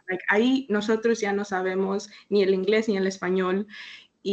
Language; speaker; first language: Spanish; early bilingual, heritage; Spanish